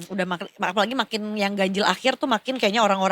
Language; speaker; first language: Indonesian; native; Indonesian